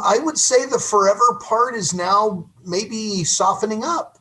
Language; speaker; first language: English; native; English